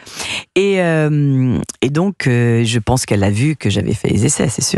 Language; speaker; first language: French; early bilingual, other home language; Portuguese